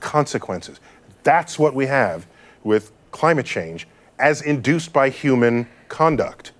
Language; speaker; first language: English; native; English